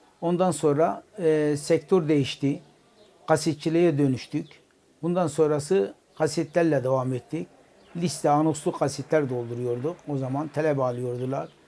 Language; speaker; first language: Turkish; non-native, local second language; Kurdish